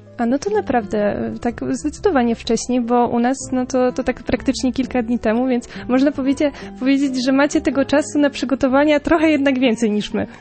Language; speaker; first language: Polish; native; Polish